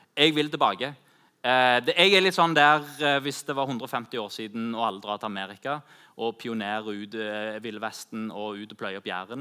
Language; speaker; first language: Norwegian; native; Norwegian